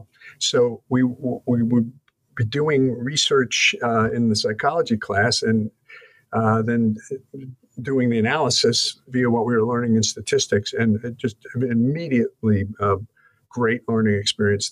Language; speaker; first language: English; native; English